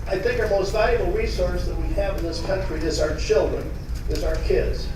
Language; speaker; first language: English; native; English